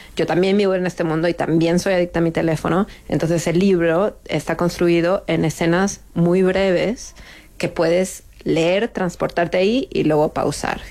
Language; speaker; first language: Spanish; native; Spanish